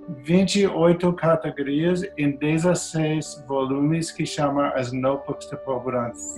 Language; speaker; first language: Portuguese; non-native, learner; English